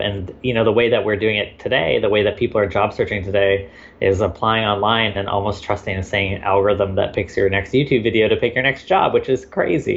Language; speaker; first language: English; native; English